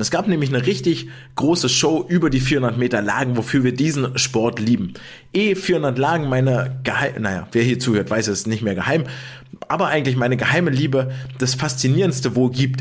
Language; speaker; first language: German; native; German